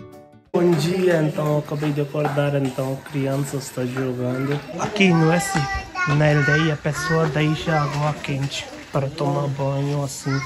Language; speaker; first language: Portuguese; non-native, learner; Hindi